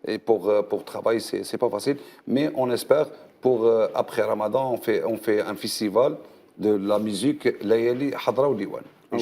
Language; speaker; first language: French; non-native, learner; Arabic